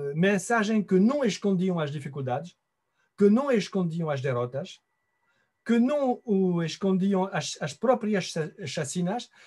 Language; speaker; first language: Portuguese; non-native, fluent; French